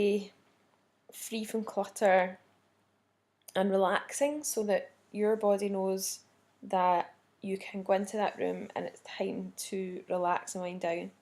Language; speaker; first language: English; native; English